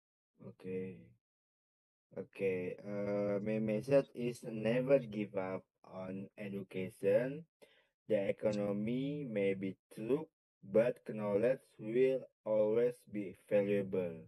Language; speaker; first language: English; non-native, learner; Indonesian